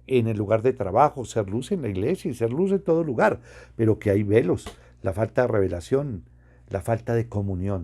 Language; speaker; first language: Spanish; native; Spanish